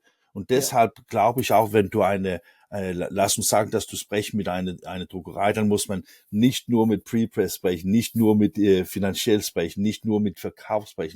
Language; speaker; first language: German; non-native, learner; Danish